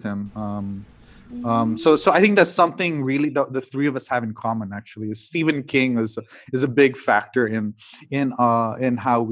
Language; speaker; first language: English; non-native, local second language; Cebuano